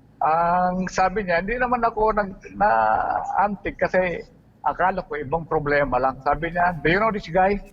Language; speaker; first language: Filipino; native; Filipino